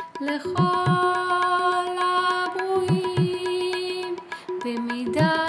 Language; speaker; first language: Hebrew; native; Hebrew